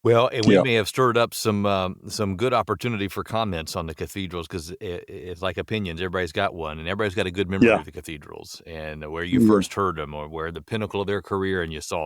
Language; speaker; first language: English; native; English